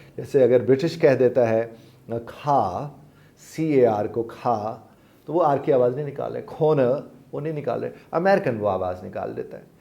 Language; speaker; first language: Urdu; native; Urdu